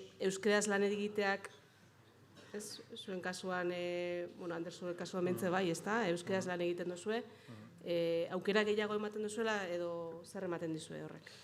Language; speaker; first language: Basque; native; Basque